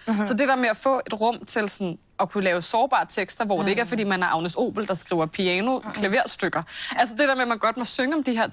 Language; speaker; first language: Danish; native; Danish